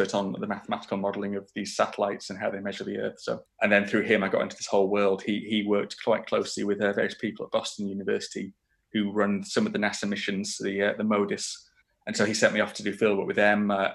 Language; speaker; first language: English; native; English